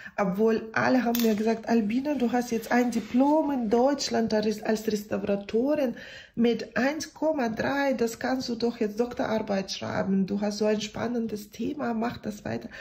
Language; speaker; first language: German; non-native, fluent; Russian